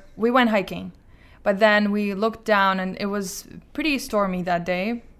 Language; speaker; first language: English; non-native, fluent; Azerbaijani